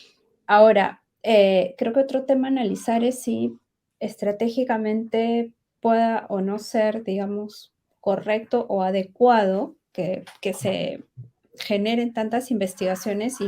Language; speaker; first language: Spanish; native; Spanish